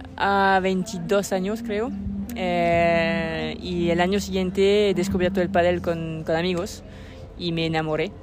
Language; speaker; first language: Spanish; non-native, fluent; French